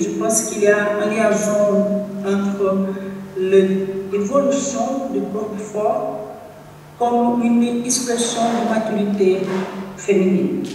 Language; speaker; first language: French; non-native, learner; Portuguese